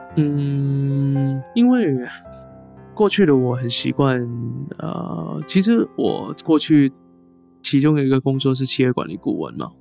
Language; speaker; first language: Chinese; non-native, local second language; Cantonese